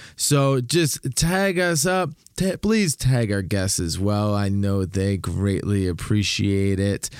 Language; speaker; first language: English; native; English